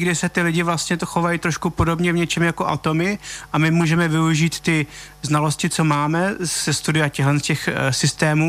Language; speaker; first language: Czech; native; Czech